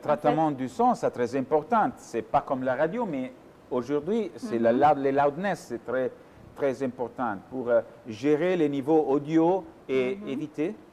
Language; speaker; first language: French; non-native, fluent; Italian